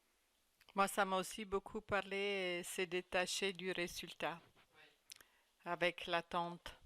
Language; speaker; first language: French; non-native, fluent; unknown